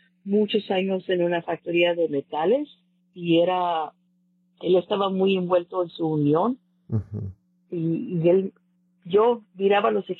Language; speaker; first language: Spanish; early bilingual, heritage; Spanish